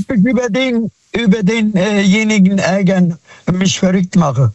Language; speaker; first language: German; non-native, fluent; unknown